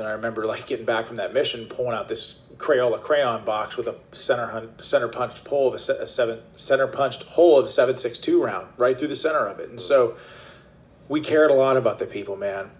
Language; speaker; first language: English; native; English